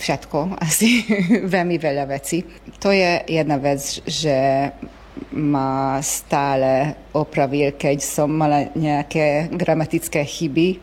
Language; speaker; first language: Slovak; early bilingual, heritage; Slovak